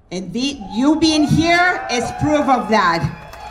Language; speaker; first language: English; non-native, fluent; Spanish